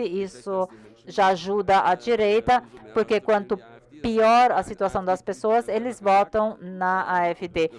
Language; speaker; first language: Portuguese; non-native, learner; German